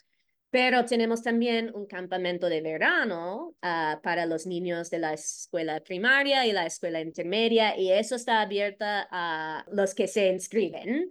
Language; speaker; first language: Spanish; non-native, fluent; English